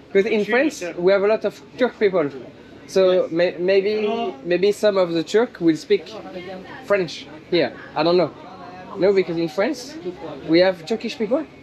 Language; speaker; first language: English; non-native, learner; French